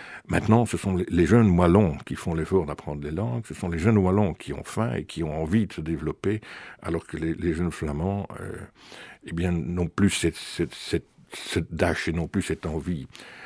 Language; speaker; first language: French; native; French